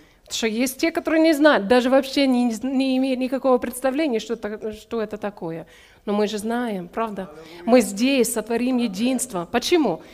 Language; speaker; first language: Russian; non-native, learner; English